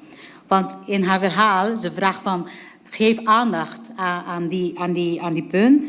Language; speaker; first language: Dutch; non-native, local second language; Papiamento